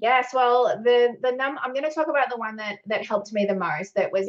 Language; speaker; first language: English; native; English